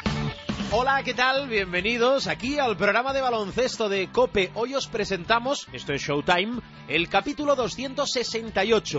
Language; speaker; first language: Spanish; native; Spanish